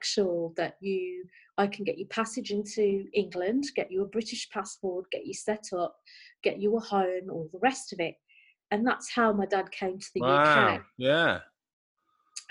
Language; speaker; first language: English; native; English